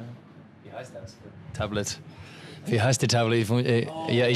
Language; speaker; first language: German; non-native, learner; English